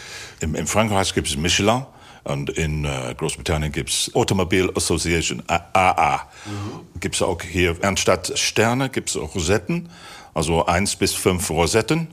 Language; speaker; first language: German; non-native, fluent; English